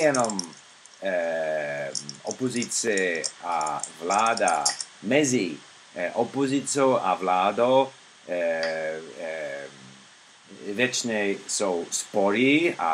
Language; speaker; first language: Czech; non-native, learner; English